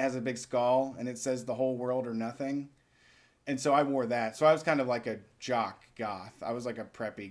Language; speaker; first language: English; native; English